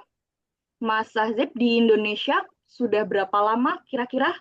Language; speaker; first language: Indonesian; native; Indonesian